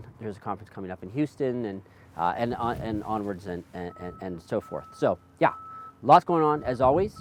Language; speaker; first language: English; native; English